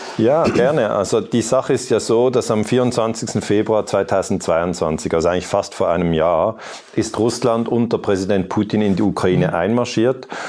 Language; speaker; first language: German; native; German